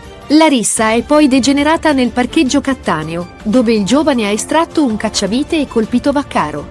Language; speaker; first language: Italian; native; Italian